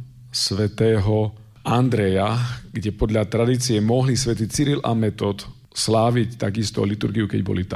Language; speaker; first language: Slovak; native; Slovak